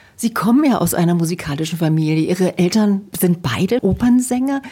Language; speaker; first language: German; native; German